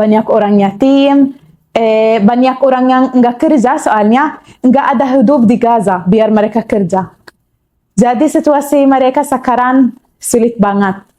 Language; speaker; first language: Indonesian; non-native, learner; Arabic